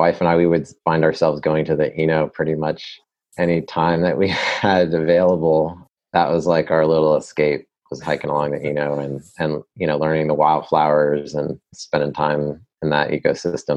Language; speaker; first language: English; native; English